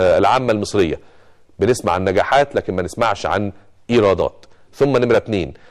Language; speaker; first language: Arabic; native; Arabic